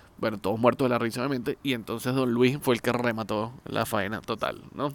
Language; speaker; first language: Spanish; native; Spanish